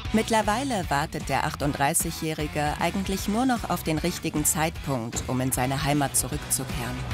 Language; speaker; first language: German; native; German